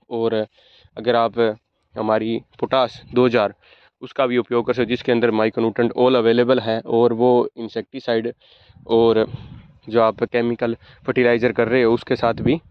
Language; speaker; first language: Hindi; native; Hindi